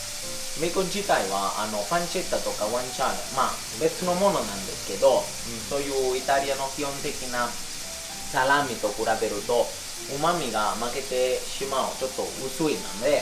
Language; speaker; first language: Japanese; non-native, fluent; Italian